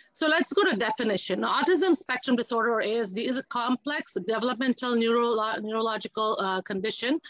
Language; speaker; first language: English; non-native, local second language; Tamil